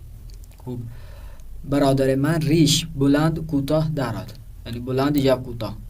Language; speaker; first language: Persian; non-native, fluent; Urdu